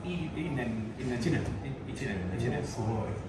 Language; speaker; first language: Japanese; non-native, learner; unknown